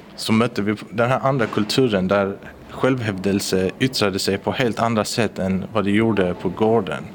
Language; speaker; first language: Swedish; early bilingual, other home language; Persian